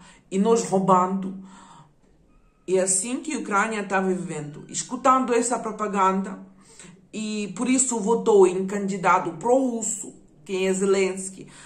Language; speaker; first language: Portuguese; non-native, fluent; Ukrainian